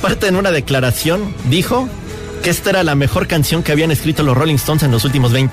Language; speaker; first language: Spanish; native; Spanish